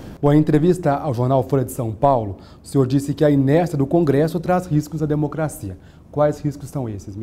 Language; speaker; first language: Portuguese; native; Portuguese